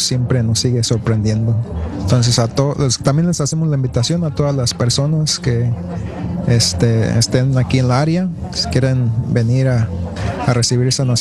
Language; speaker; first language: Spanish; early bilingual, heritage; Spanish